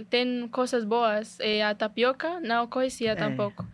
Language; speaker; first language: Portuguese; non-native, learner; Spanish